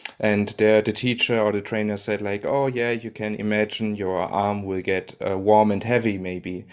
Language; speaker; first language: English; non-native, fluent; German